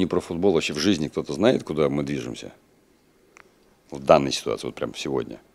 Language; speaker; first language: Russian; native; Russian